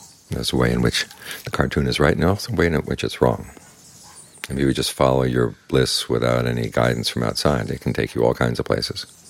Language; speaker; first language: English; native; English